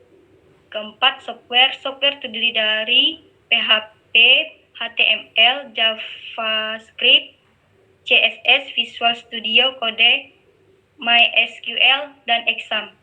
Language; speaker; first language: Indonesian; native; Indonesian